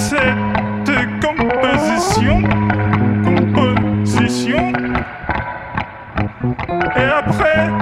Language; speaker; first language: French; non-native, learner; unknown